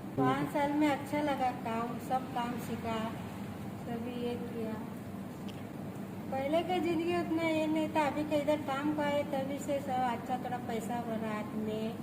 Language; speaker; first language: Hindi; non-native, local second language; Nepali